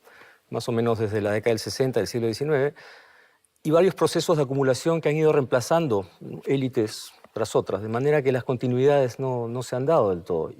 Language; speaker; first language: Spanish; native; Spanish